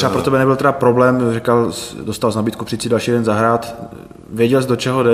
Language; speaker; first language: Czech; native; Czech